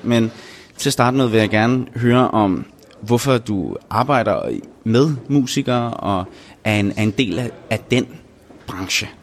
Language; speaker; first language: Danish; native; Danish